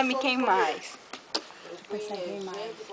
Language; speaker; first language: Portuguese; native; Portuguese